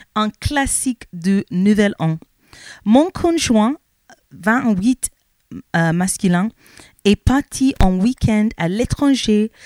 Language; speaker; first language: French; non-native, learner; English